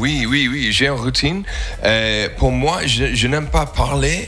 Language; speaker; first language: French; non-native, learner; English